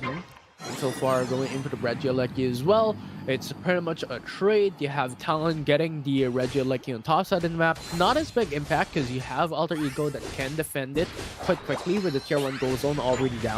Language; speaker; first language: English; non-native, local second language; Filipino